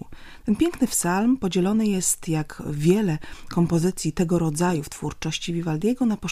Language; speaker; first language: Polish; native; Polish